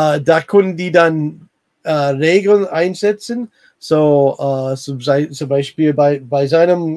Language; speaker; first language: German; non-native, learner; English